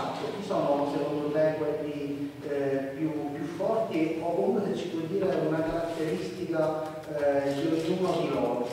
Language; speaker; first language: Italian; native; Italian